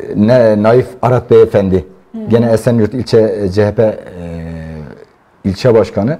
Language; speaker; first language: Turkish; native; Turkish